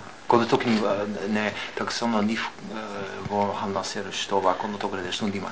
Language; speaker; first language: Japanese; non-native, learner; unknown